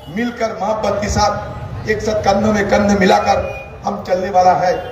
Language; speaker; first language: Hindi; non-native, local second language; Bangla